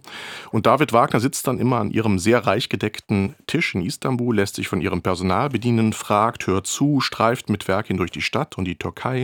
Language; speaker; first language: German; native; German